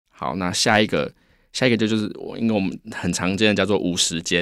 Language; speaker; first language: Chinese; native; Chinese